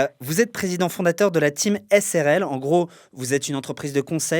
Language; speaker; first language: French; native; French